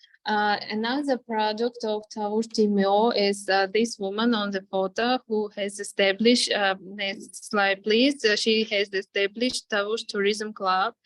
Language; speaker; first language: English; non-native, fluent; Armenian